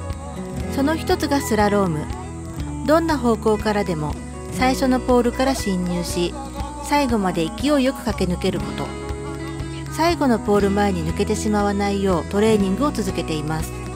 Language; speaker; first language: Japanese; native; Japanese